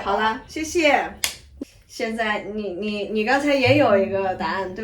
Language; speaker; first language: Chinese; native; Chinese